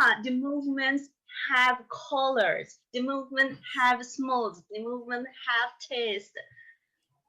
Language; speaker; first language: English; non-native, learner; Persian